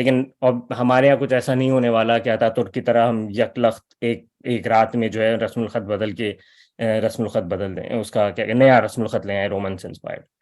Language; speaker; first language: Urdu; native; Urdu